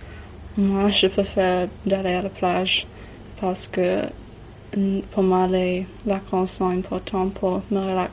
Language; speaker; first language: French; non-native, learner; English